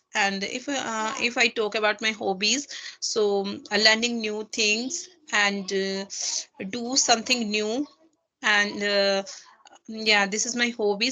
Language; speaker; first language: English; non-native, learner; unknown